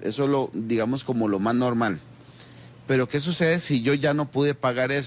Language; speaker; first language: Spanish; native; Spanish